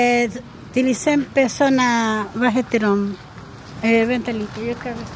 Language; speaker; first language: Swedish; non-native, learner; Spanish